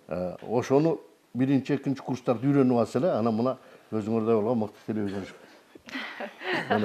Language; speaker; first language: Kyrgyz; native; Kyrgyz